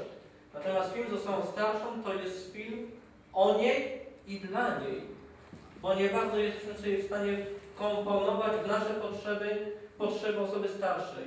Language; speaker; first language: Polish; native; Polish